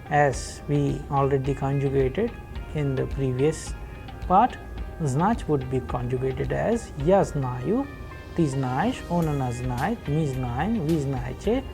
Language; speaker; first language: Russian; non-native, fluent; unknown